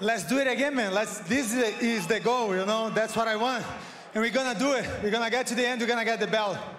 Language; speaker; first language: English; non-native, fluent; Portuguese